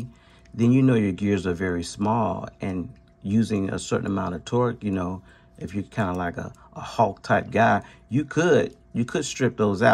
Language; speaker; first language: English; native; English